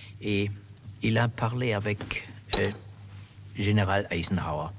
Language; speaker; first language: French; non-native, fluent; German